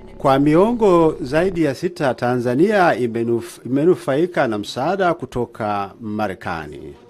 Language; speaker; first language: Swahili; native; Swahili